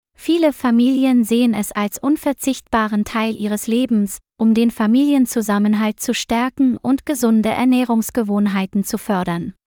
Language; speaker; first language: German; non-native, learner; Vietnamese